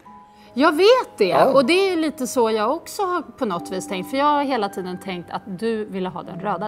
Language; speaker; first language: Swedish; native; Swedish